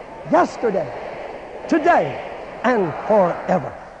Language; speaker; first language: English; native; English